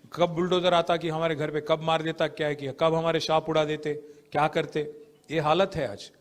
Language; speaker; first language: Hindi; non-native, local second language; Telugu